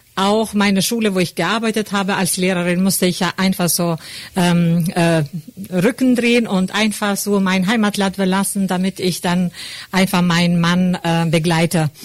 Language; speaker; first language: German; non-native, fluent; Albanian